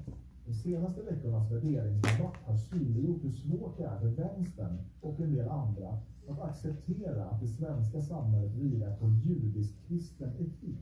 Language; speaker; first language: Swedish; native; Swedish